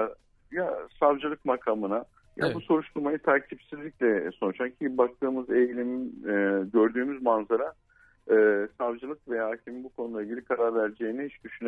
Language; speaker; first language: Turkish; native; Turkish